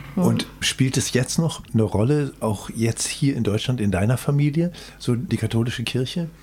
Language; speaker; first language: German; native; German